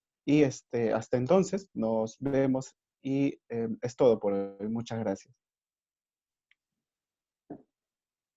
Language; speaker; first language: Spanish; native; Spanish